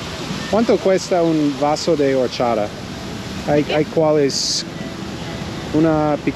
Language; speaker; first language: Spanish; non-native, learner; English